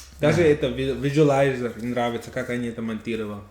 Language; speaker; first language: Russian; non-native, learner; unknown